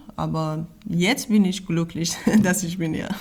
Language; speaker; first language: German; non-native, learner; Persian